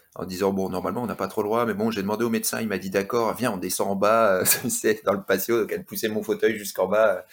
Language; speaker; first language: French; native; French